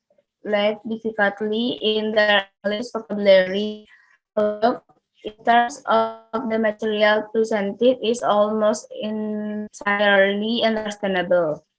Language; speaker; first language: English; non-native, learner; Indonesian